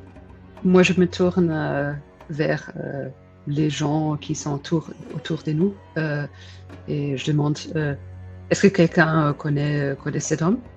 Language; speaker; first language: French; non-native, fluent; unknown